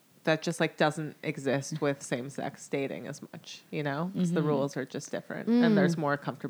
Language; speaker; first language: English; native; English